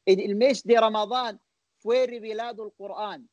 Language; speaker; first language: Spanish; non-native, learner; Arabic